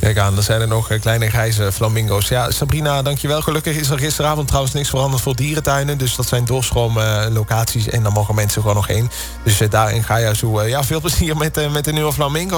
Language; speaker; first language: Dutch; native; Dutch